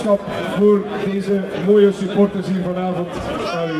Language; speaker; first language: Dutch; native; Dutch